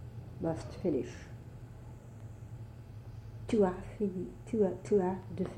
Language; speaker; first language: French; non-native, learner; English